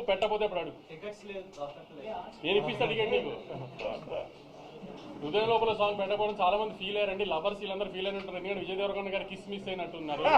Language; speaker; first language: Telugu; native; Telugu